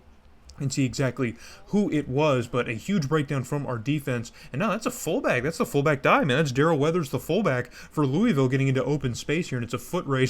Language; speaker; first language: English; native; English